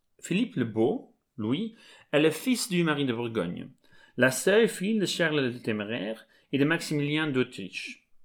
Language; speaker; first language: French; non-native, local second language; Dutch